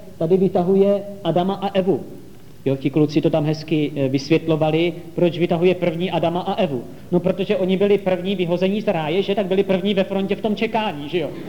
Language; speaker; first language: Czech; native; Czech